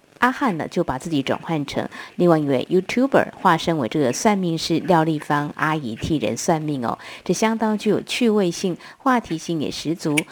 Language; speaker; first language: Chinese; non-native, local second language; Min Nan Chinese